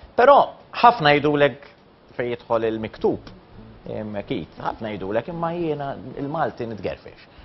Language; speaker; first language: Maltese; native; Maltese